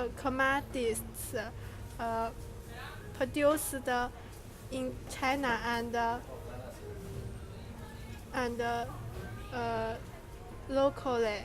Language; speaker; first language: English; non-native, learner; Chinese